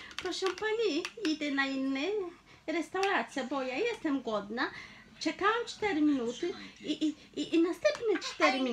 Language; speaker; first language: Polish; non-native, fluent; Portuguese